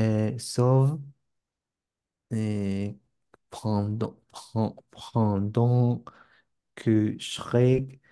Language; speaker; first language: French; non-native, learner; English